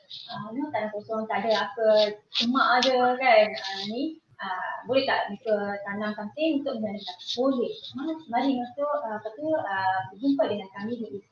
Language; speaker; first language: Malay; native; Malay